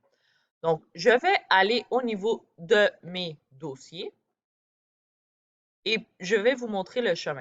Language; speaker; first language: French; native; French